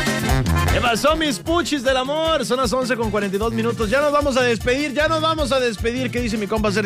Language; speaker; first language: Spanish; native; Spanish